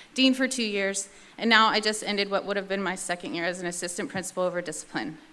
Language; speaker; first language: English; native; English